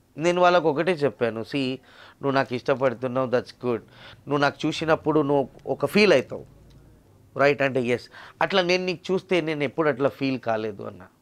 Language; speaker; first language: Telugu; non-native, local second language; Urdu